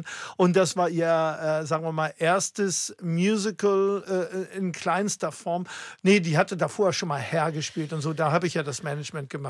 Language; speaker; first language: German; native; German